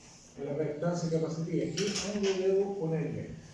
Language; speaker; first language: Spanish; native; Spanish